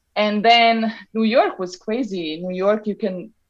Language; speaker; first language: English; non-native, fluent; Serbian